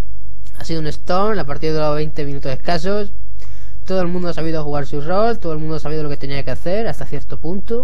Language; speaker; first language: Spanish; native; Spanish